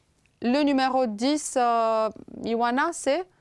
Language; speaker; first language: French; non-native, fluent; Romanian